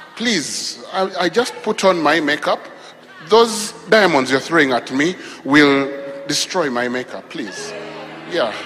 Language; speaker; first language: English; non-native, local second language; Ganda